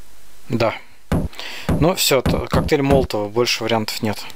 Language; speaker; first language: Russian; native; Russian